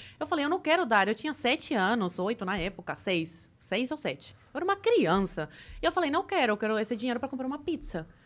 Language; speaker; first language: Portuguese; early bilingual, other home language; Spanish